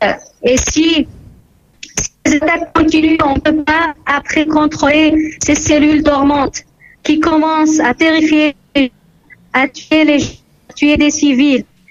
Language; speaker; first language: French; non-native, fluent; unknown